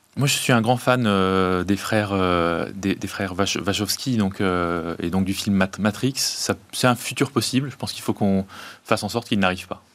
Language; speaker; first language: French; native; French